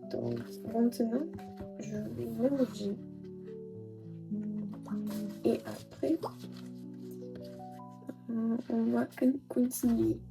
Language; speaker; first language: French; non-native, learner; Russian